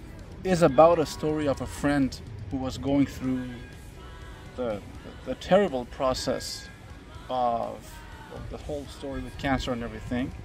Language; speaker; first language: English; non-native, fluent; Persian